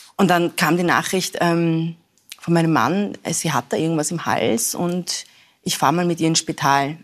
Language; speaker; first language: German; early bilingual, other home language; Persian